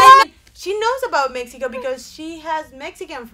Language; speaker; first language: English; non-native, fluent; Spanish